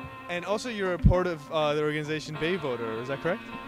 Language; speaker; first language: English; early bilingual, other home language; Persian